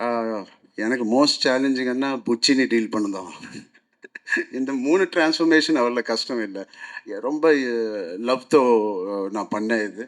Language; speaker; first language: Tamil; non-native, learner; Telugu